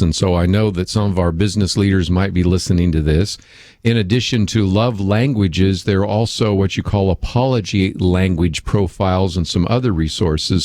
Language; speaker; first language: English; native; English